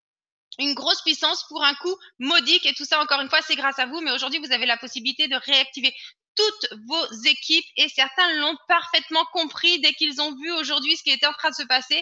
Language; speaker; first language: French; native; French